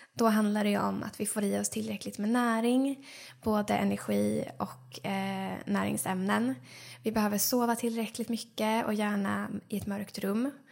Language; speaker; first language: Swedish; native; Swedish